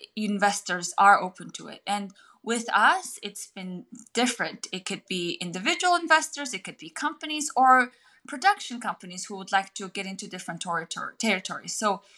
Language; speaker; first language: English; non-native, fluent; Mongolian